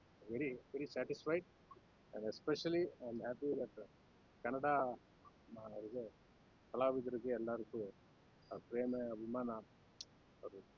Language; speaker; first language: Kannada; non-native, learner; Telugu